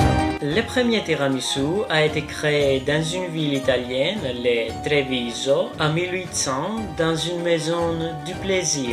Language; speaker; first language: French; non-native, fluent; Greek